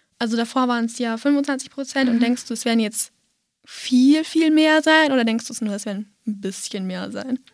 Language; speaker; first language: German; native; German